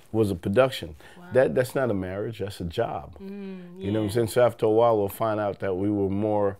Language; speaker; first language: English; native; English